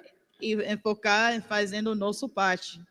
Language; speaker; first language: Portuguese; non-native, learner; English